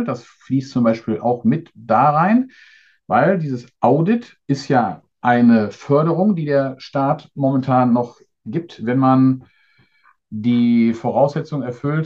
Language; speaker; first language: German; native; German